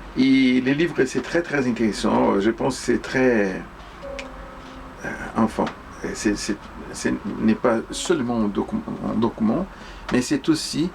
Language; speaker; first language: French; non-native, fluent; Portuguese